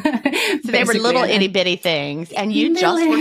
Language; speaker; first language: English; native; English